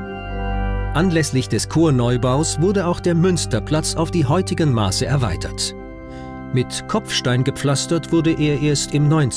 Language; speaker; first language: German; native; German